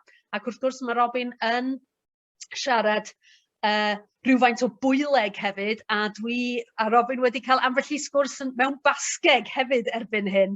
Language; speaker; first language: Welsh; native; Welsh